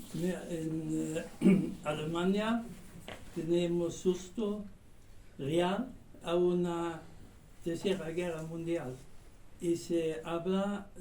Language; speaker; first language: Spanish; non-native, fluent; German